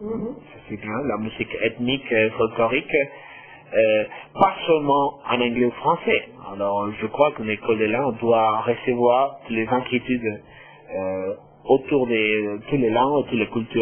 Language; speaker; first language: French; non-native, fluent; Spanish